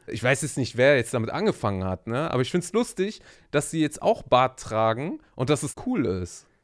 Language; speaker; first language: German; native; German